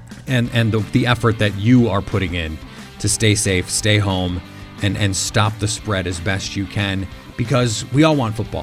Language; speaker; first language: English; native; English